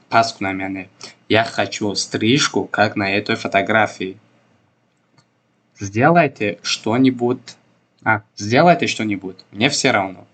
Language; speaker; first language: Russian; non-native, local second language; Tajik